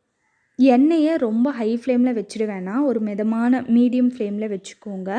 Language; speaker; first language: Tamil; native; Tamil